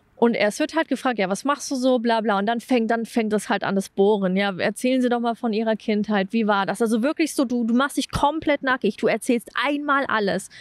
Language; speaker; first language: German; native; German